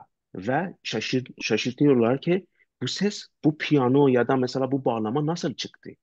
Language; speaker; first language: Turkish; non-native, learner; Persian